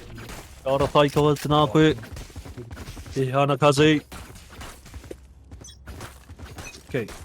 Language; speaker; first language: Māori; non-native, local second language; English